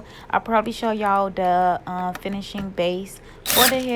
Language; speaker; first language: English; native; English